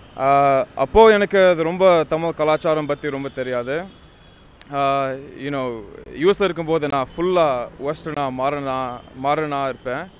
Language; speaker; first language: Tamil; non-native, learner; English